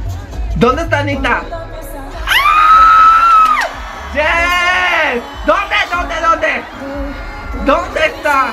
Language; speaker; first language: Portuguese; non-native, learner; Spanish